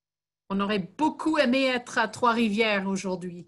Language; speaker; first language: French; non-native, fluent; English